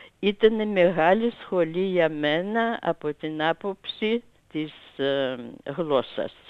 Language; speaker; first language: Greek; non-native, fluent; Russian